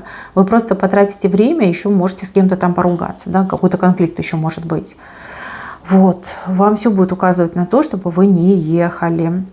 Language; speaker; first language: Russian; native; Russian